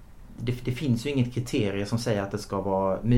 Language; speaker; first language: Swedish; native; Swedish